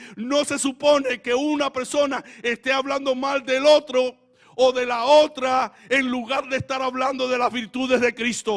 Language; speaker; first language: Spanish; native; Spanish